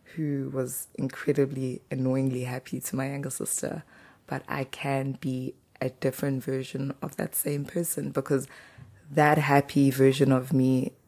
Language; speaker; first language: English; non-native, local second language; Zulu